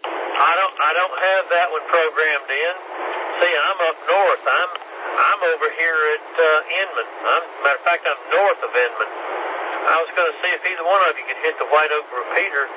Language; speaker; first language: English; native; English